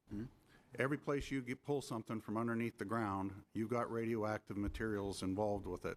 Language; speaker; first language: English; native; English